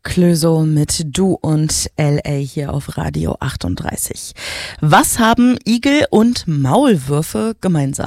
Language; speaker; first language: German; native; German